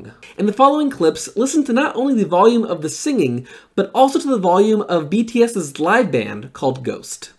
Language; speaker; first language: English; native; English